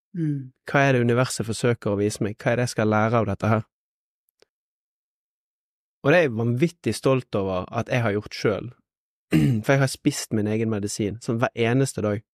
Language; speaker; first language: Norwegian; native; Norwegian